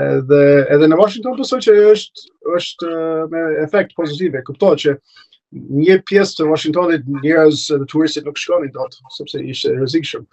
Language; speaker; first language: Albanian; non-native, fluent; English